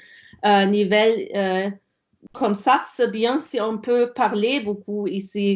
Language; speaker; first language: French; non-native, learner; German